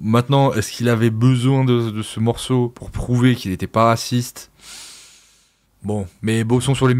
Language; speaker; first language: French; native; French